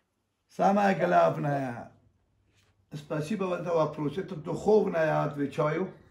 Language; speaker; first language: Russian; non-native, learner; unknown